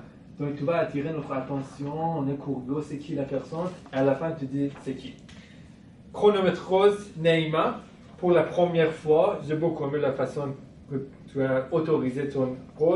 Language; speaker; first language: French; non-native, fluent; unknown